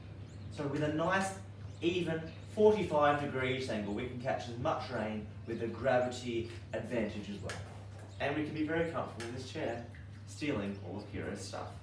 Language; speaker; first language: English; native; English